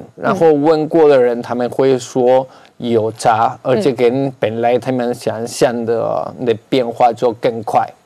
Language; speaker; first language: Chinese; non-native, fluent; Spanish